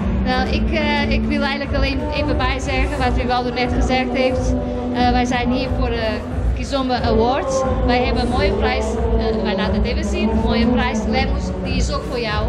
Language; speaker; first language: Dutch; non-native, fluent; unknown